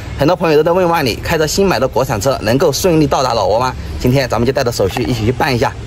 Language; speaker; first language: Chinese; native; Chinese